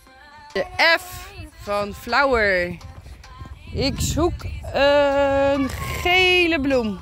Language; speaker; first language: Dutch; native; Dutch